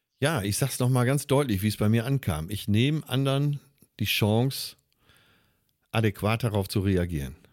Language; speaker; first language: German; native; German